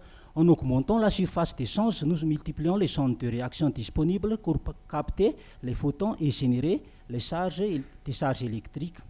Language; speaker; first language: French; non-native, local second language; Malagasy